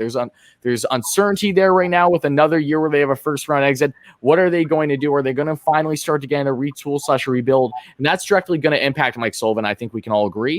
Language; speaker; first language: English; native; English